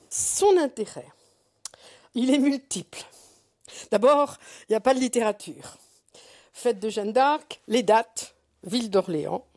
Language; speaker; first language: French; native; French